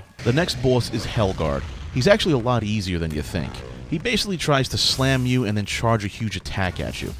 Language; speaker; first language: English; native; English